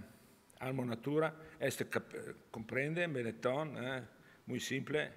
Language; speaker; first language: Spanish; non-native, learner; Italian